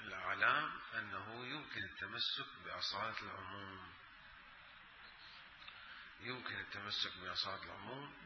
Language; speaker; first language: Arabic; native; Arabic